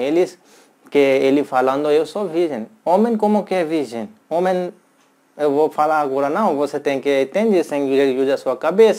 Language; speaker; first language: Portuguese; non-native, learner; Hindi